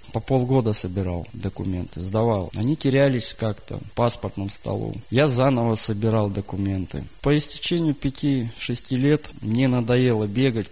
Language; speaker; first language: Russian; native; Russian